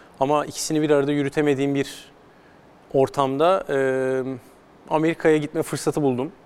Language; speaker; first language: Turkish; native; Turkish